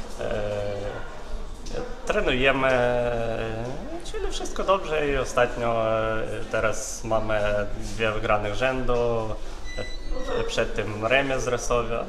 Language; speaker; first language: Polish; non-native, fluent; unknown